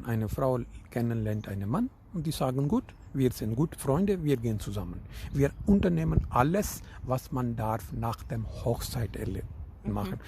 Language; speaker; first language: German; non-native, fluent; Urdu